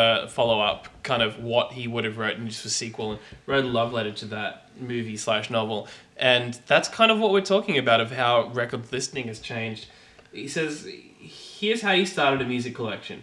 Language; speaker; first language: English; native; English